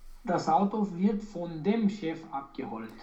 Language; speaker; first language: German; non-native, learner; Romanian